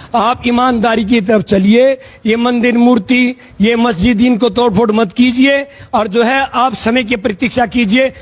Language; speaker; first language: Hindi; native; Hindi